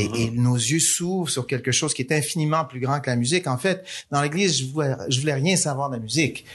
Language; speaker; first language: French; native; French